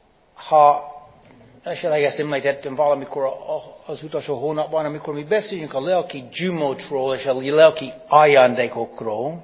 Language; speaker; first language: Hungarian; non-native, fluent; English